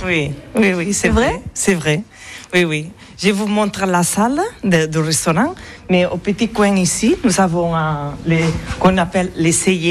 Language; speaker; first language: French; non-native, learner; Catalan